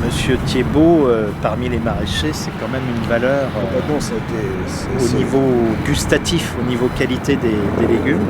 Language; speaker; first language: French; native; French